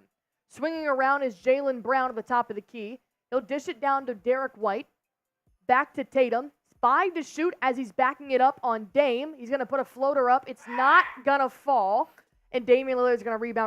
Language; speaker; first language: English; native; English